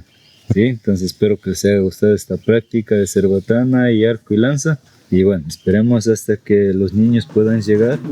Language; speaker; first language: Spanish; non-native, local second language; Quechua